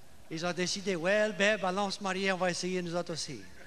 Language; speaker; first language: French; early bilingual, heritage; French